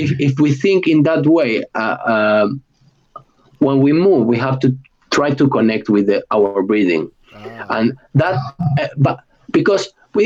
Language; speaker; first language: English; non-native, fluent; Spanish